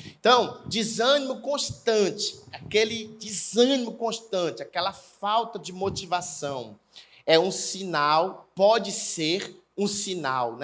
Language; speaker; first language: Portuguese; native; Portuguese